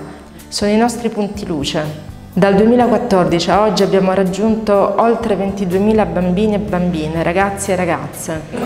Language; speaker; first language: Italian; native; Italian